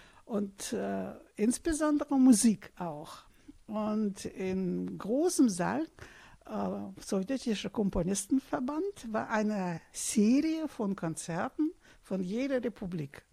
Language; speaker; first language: German; non-native, fluent; Russian